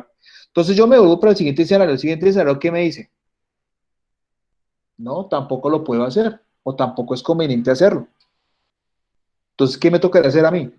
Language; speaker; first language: Spanish; native; Spanish